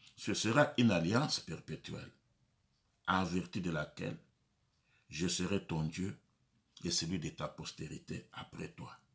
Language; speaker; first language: French; non-native, local second language; Lingala